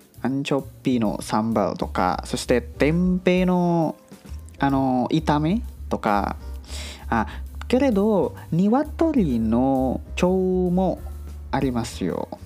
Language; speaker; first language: Japanese; non-native, learner; Indonesian